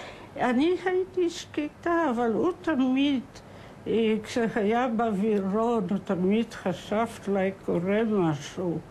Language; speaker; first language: Hebrew; non-native, fluent; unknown